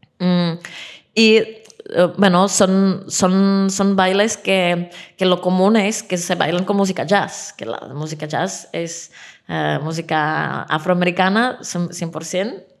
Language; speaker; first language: Spanish; non-native, fluent; Czech